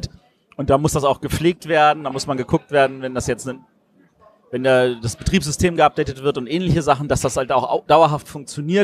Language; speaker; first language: German; native; German